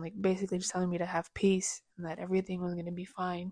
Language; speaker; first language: English; early bilingual, other home language; Spanish